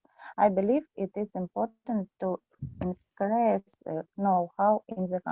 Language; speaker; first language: English; non-native, learner; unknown